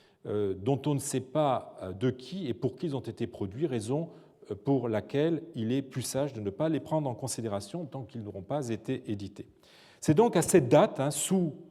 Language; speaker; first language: French; native; French